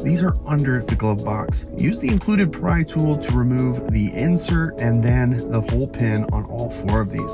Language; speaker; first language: English; native; English